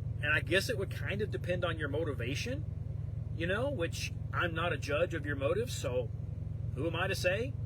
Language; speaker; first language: English; native; English